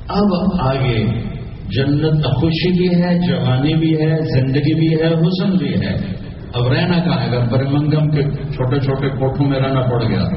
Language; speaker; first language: Urdu; non-native, local second language; Punjabi